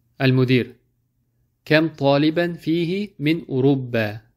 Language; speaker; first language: Arabic; non-native, fluent; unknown